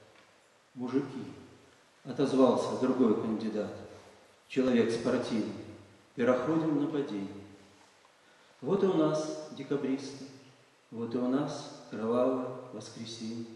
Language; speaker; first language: Russian; native; Russian